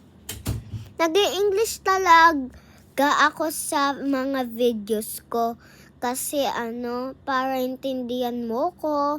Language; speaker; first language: Filipino; non-native, local second language; English